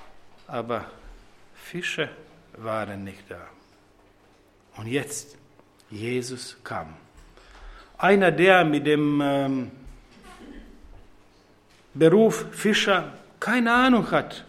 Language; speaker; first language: German; non-native, fluent; Croatian